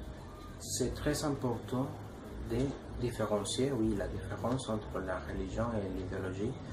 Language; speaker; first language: French; non-native, learner; Spanish